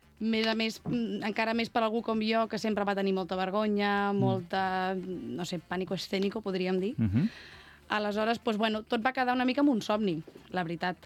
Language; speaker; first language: Catalan; native; Catalan